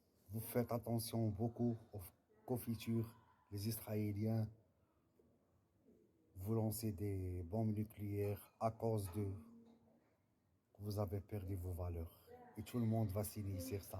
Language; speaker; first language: French; non-native, learner; Arabic